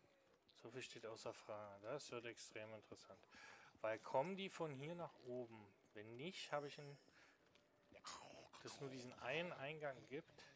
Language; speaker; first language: German; native; German